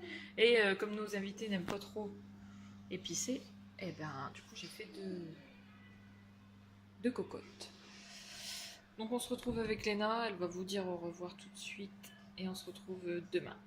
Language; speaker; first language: French; native; French